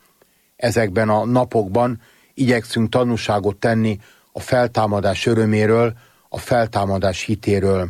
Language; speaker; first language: Hungarian; native; Hungarian